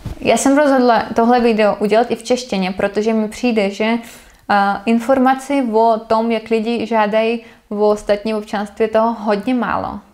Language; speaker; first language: Czech; non-native, fluent; Russian